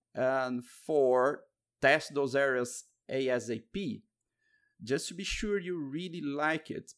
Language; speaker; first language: English; non-native, fluent; Portuguese